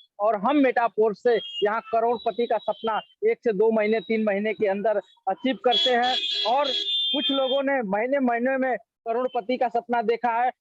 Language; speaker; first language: Hindi; native; Hindi